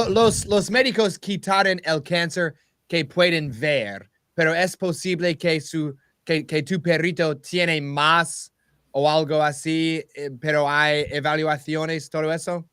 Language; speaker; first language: Spanish; non-native, learner; English